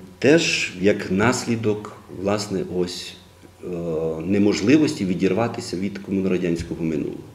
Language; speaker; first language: Ukrainian; native; Ukrainian